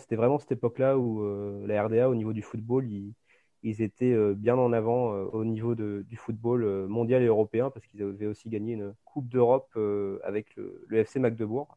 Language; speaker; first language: French; native; French